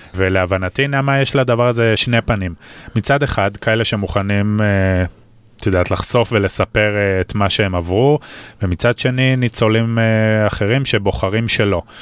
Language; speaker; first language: Hebrew; native; Hebrew